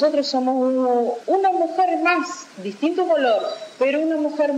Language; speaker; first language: Spanish; non-native, fluent; Portuguese